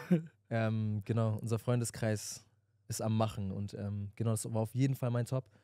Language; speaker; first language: German; native; German